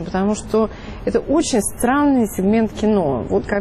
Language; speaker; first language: Russian; native; Russian